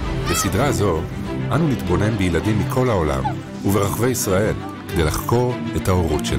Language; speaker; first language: Hebrew; native; Hebrew